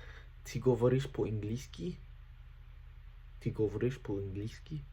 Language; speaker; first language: Russian; non-native, learner; English